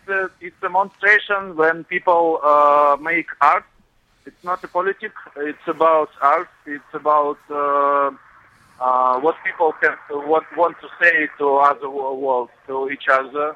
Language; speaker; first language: English; non-native, learner; Russian